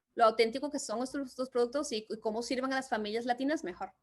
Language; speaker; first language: Spanish; early bilingual, other home language; English